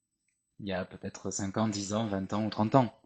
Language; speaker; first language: French; native; French